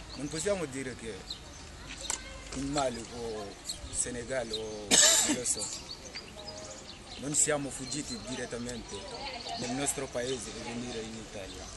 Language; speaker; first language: Italian; non-native, learner; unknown